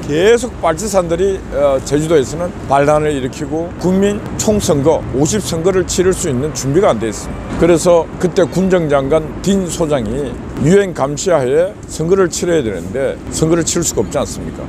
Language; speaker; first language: Korean; native; Korean